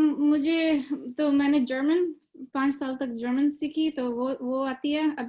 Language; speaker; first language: Hindi; early bilingual, other home language; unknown